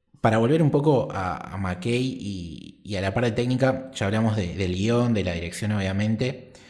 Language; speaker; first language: Spanish; native; Spanish